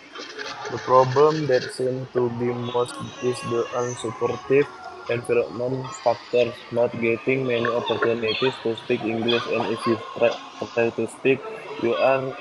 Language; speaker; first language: English; non-native, learner; Indonesian